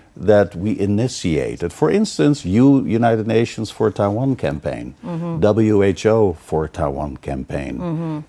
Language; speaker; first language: English; non-native, fluent; Dutch